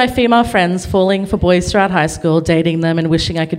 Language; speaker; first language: English; native; English